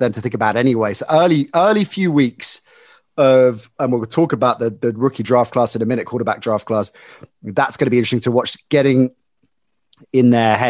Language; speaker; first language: English; native; English